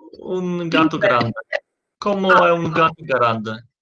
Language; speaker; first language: Italian; non-native, learner; Polish